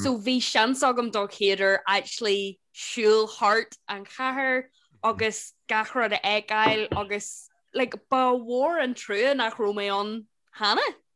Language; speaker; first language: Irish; non-native, local second language; English